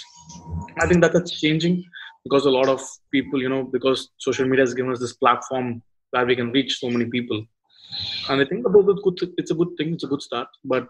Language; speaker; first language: English; non-native, local second language; Tamil